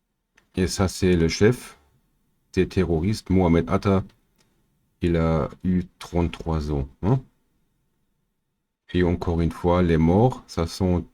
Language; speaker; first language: French; non-native, learner; German